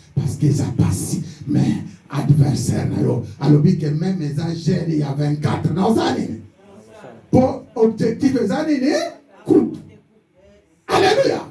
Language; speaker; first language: French; non-native, local second language; Lingala